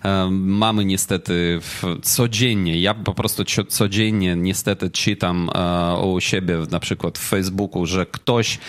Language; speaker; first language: Polish; non-native, fluent; Ukrainian